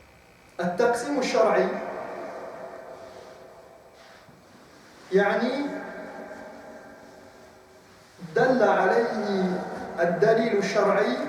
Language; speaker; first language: Arabic; non-native, fluent; French